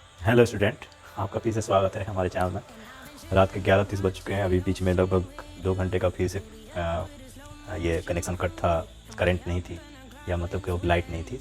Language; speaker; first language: Hindi; native; Hindi